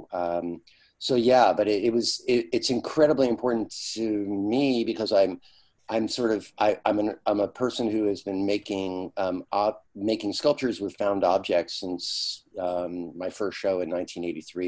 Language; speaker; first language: English; native; English